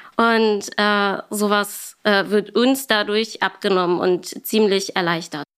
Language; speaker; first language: German; native; German